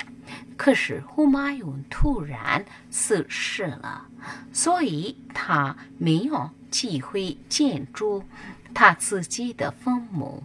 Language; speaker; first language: Chinese; non-native, learner; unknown